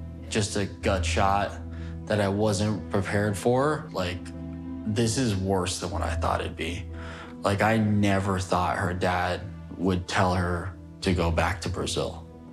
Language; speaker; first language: English; native; English